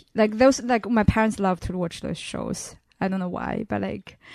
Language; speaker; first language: English; non-native, fluent; Chinese